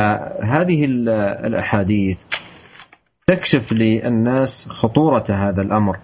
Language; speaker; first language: Arabic; native; Arabic